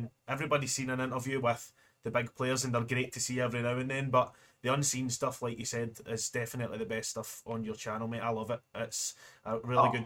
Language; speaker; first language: English; native; English